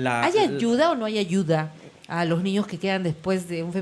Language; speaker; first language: Spanish; native; Spanish